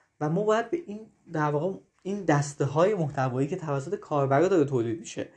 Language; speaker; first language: Persian; native; Persian